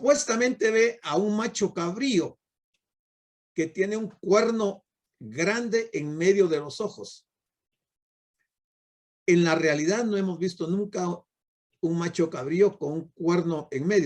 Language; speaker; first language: Spanish; native; Spanish